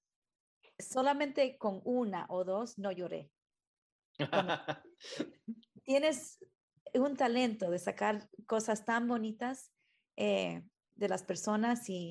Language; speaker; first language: Spanish; early bilingual, heritage; Spanish